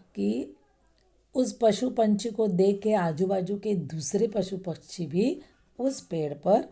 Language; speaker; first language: Hindi; non-native, local second language; Marathi